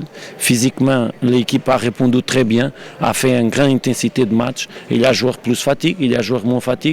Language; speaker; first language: French; non-native, learner; Portuguese